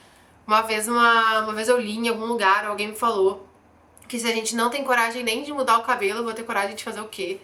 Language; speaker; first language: Portuguese; native; Portuguese